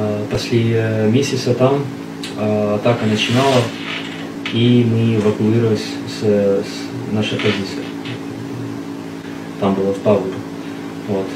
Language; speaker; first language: Russian; non-native, learner; Arabic